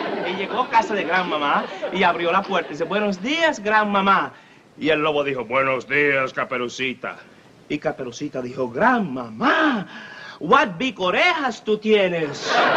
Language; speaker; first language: Spanish; native; Spanish